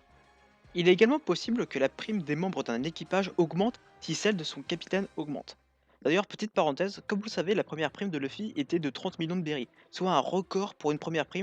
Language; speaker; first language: French; native; French